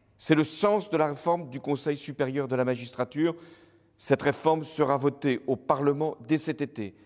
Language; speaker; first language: French; native; French